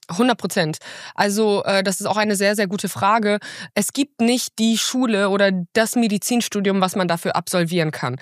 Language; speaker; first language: German; early bilingual, other home language; Russian